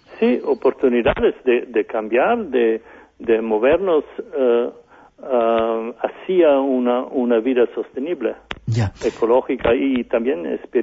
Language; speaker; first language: Spanish; non-native, fluent; German